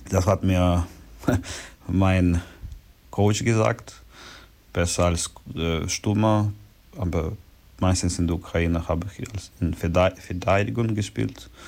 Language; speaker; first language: German; non-native, learner; Ukrainian